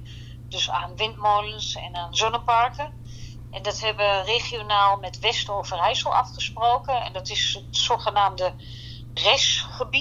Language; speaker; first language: Dutch; native; Dutch